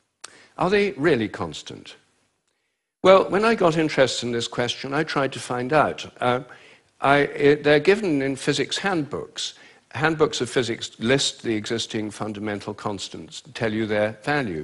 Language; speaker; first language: English; native; English